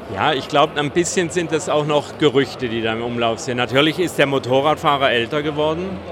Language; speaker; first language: German; native; German